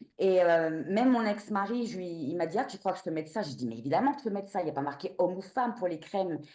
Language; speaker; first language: French; native; French